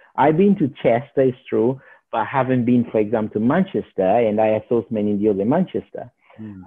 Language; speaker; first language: English; non-native, learner; Portuguese